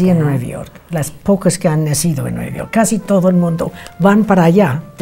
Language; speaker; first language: Spanish; non-native, fluent; English